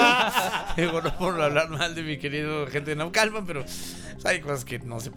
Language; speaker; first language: Spanish; native; Spanish